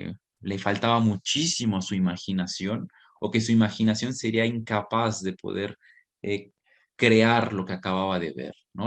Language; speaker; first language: Spanish; native; Spanish